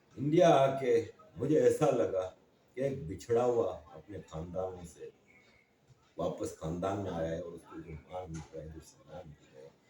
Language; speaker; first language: Urdu; native; Urdu